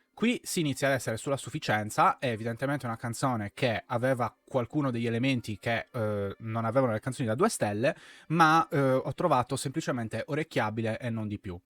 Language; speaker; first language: Italian; native; Italian